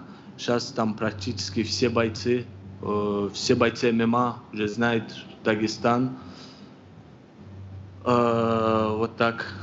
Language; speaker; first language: Russian; non-native, local second language; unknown